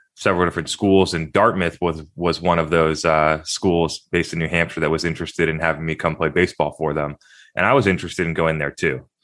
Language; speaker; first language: English; native; English